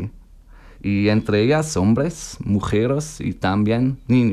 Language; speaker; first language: Spanish; non-native, learner; German